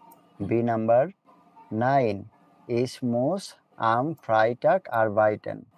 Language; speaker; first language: German; non-native, learner; Bangla